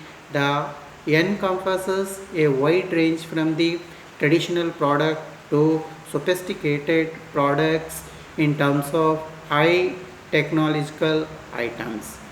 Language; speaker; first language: English; non-native, local second language; Kannada